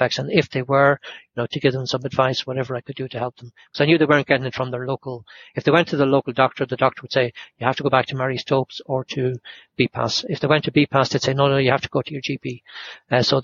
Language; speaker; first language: English; native; English